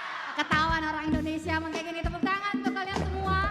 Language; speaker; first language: Indonesian; native; Indonesian